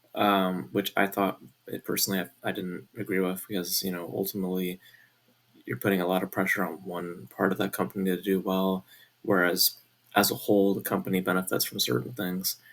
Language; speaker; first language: English; native; English